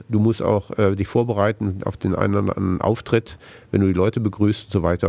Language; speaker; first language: German; native; German